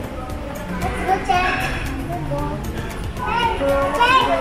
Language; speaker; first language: English; non-native, learner; Indonesian